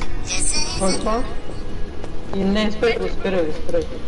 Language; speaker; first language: Bulgarian; native; Bulgarian